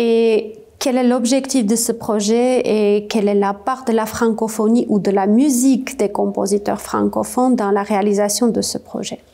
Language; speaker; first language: French; non-native, fluent; Armenian